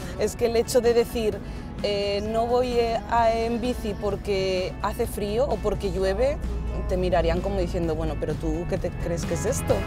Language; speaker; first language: Spanish; native; Spanish